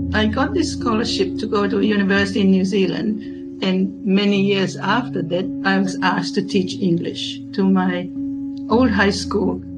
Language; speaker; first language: English; non-native, fluent; Tongan